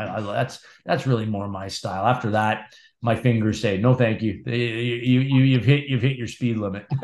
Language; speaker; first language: English; native; English